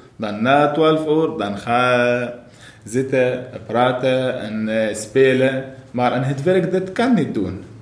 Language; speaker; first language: Dutch; non-native, learner; Arabic